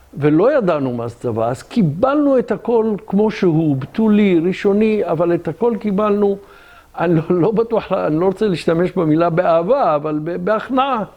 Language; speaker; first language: Hebrew; early bilingual, other home language; Arabic